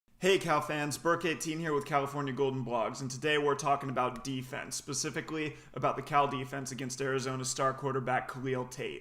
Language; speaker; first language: English; native; English